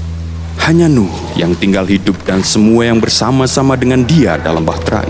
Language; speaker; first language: Indonesian; native; Indonesian